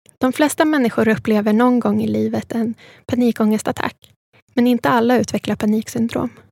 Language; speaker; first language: Swedish; early bilingual, other home language; Spanish